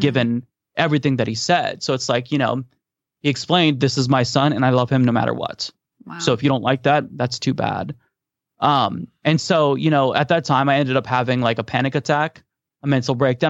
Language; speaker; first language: English; native; English